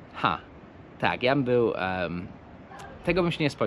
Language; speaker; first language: Polish; non-native, fluent; English